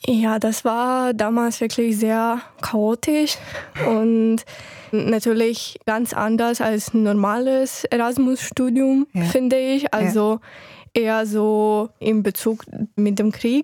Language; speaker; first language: German; non-native, fluent; Ukrainian